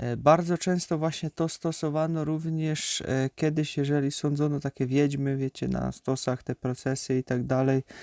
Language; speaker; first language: Polish; native; Polish